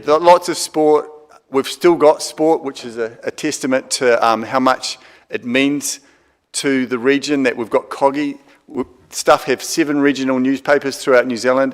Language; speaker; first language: English; native; English